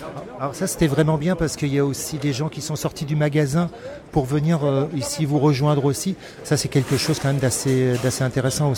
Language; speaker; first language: French; native; French